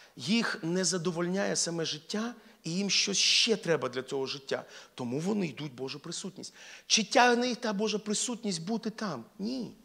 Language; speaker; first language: Ukrainian; non-native, local second language; Russian